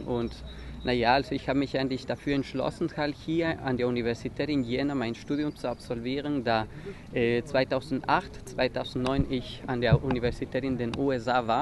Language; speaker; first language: German; non-native, fluent; Spanish